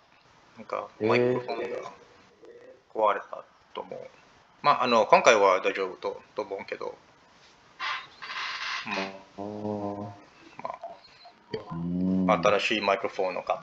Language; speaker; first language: Japanese; non-native, learner; English